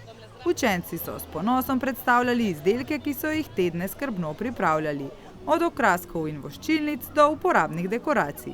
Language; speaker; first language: Slovenian; native; Slovenian